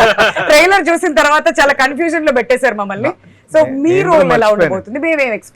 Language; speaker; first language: Telugu; native; Telugu